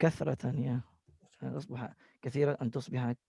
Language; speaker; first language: Arabic; non-native, fluent; English